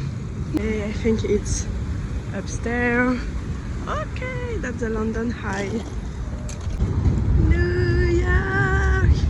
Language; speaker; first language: English; non-native, learner; French